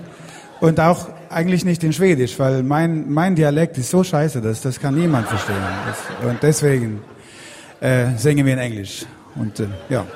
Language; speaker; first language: German; non-native, fluent; Swedish